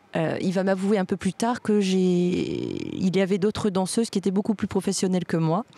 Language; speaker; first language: French; native; French